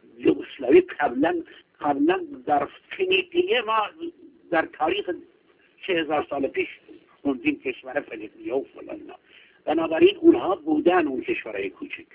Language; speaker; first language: Persian; non-native, local second language; Kurdish